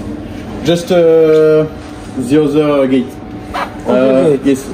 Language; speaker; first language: English; non-native, learner; French